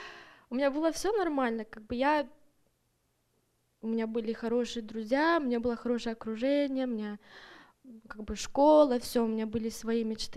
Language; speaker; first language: Russian; early bilingual, heritage; Russian